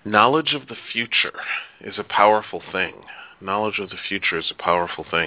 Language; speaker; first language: English; native; English